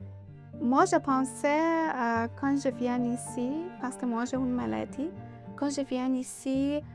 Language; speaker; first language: French; non-native, learner; Persian